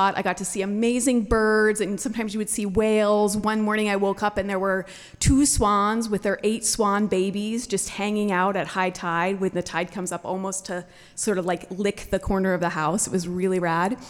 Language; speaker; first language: English; native; English